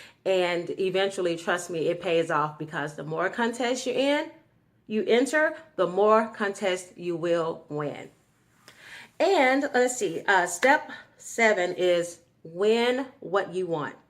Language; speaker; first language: English; native; English